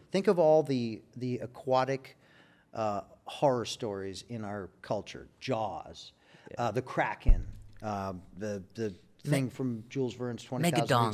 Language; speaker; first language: English; native; English